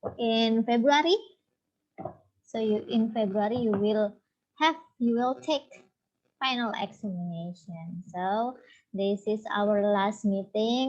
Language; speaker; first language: English; non-native, fluent; Indonesian